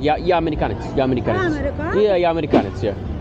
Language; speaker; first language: Ukrainian; non-native, learner; English